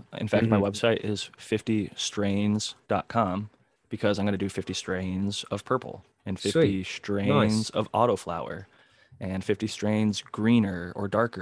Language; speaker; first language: English; native; English